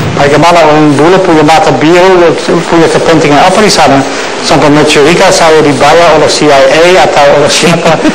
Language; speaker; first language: Indonesian; non-native, fluent; Dutch